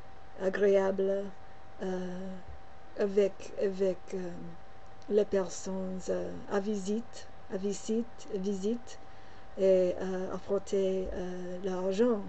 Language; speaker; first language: French; non-native, learner; English